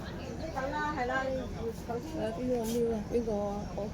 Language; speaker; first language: Cantonese; native; Cantonese